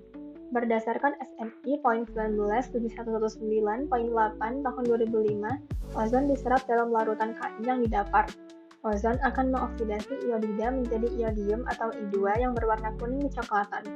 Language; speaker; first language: Indonesian; native; Indonesian